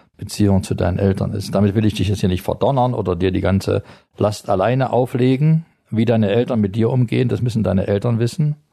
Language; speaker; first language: German; native; German